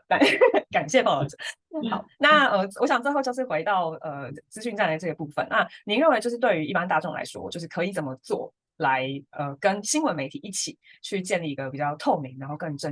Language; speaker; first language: Chinese; native; Chinese